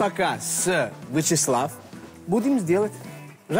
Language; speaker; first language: Russian; non-native, fluent; Italian